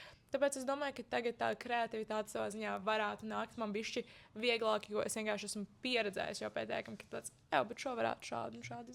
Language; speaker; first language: Latvian; native; Latvian